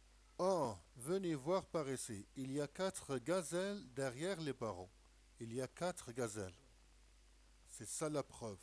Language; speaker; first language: French; non-native, local second language; Arabic